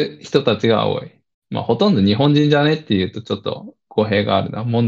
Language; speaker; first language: Japanese; early bilingual, other home language; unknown